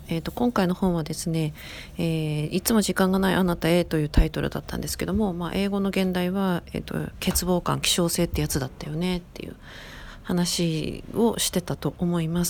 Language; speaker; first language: Japanese; native; Japanese